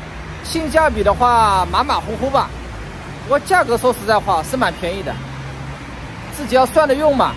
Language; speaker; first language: Chinese; non-native, local second language; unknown